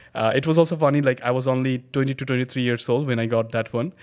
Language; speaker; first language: English; non-native, local second language; Bangla